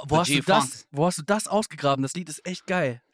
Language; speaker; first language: German; native; German